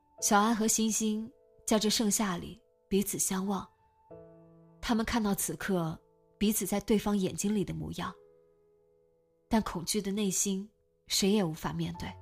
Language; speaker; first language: Chinese; native; Chinese